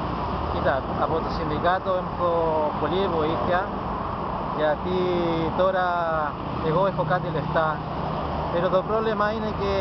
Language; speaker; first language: Greek; non-native, learner; Spanish